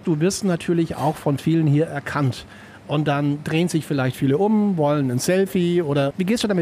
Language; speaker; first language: German; native; German